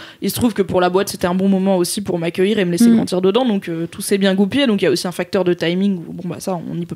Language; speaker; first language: French; native; French